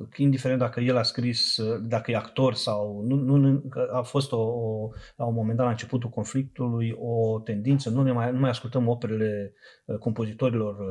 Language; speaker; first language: Romanian; non-native, local second language; Serbian